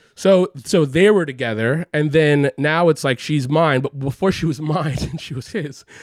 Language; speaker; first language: English; native; English